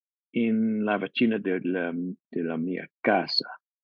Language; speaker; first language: Italian; non-native, learner; English